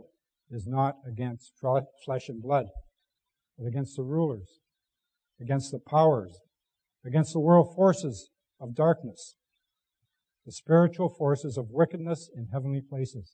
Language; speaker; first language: English; native; English